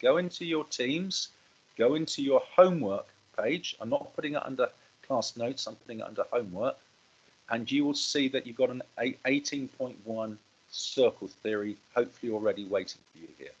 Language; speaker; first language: English; native; English